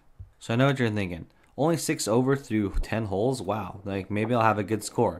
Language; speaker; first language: English; native; English